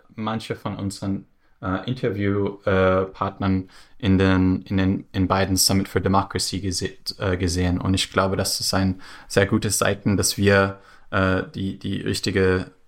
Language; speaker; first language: German; non-native, fluent; English